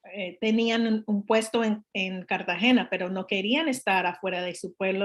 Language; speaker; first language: Spanish; non-native, learner; English